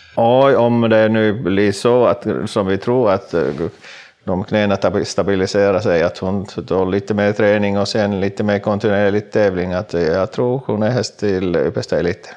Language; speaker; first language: Swedish; non-native, local second language; Finnish